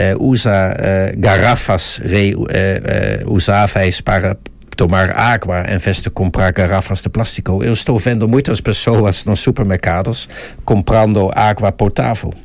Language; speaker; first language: Portuguese; non-native, fluent; Dutch